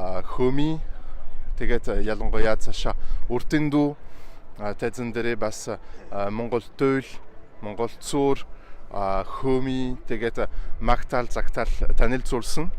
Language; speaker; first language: Mongolian; non-native, fluent; French